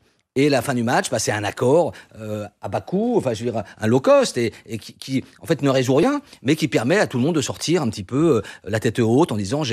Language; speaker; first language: French; native; French